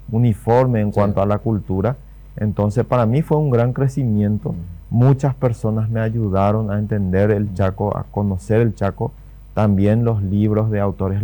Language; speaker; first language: Spanish; native; Spanish